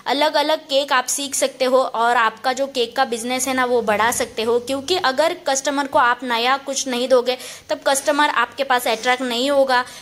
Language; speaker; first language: Hindi; non-native, local second language; Marathi